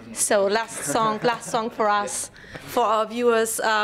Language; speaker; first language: English; non-native, fluent; German